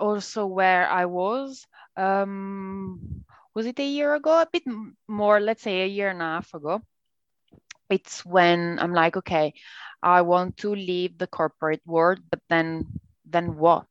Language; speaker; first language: English; non-native, fluent; Italian